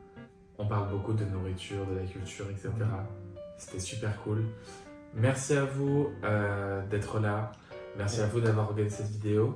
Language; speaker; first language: French; native; French